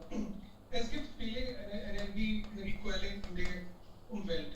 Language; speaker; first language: German; non-native, learner; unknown